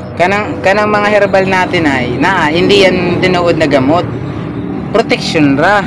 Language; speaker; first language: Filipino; non-native, local second language; Cebuano